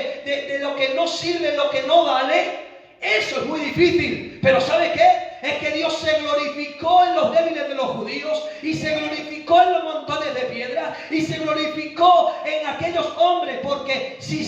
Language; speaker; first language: Spanish; native; Spanish